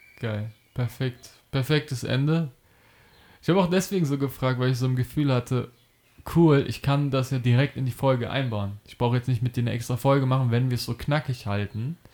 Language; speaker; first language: German; native; German